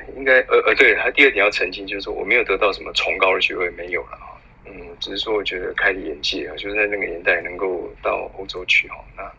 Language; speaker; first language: Chinese; native; Chinese